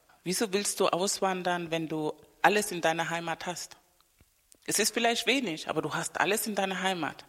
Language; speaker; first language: German; non-native, fluent; Spanish